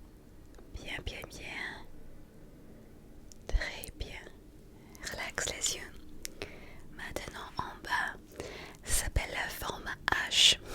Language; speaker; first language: French; non-native, fluent; English